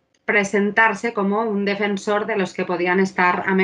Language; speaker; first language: Spanish; native; Spanish